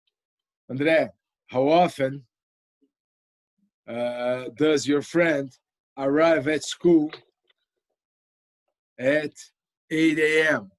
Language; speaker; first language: English; non-native, local second language; Portuguese